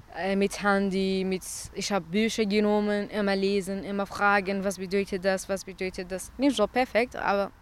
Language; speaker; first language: German; non-native, fluent; Arabic